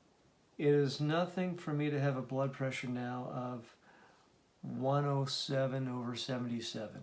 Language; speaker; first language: English; native; English